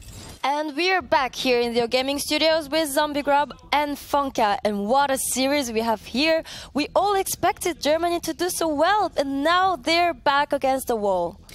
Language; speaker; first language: English; non-native, fluent; French